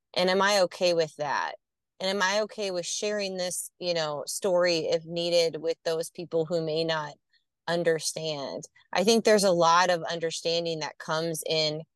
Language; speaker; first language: English; native; English